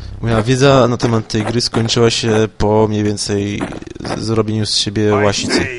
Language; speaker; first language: Polish; native; Polish